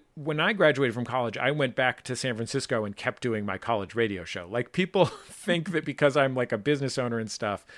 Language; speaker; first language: English; native; English